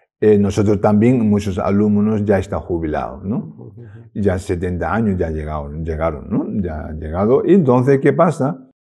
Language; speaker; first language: Spanish; non-native, learner; Tibetan